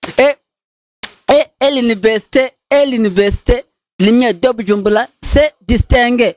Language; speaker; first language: French; non-native, local second language; Rundi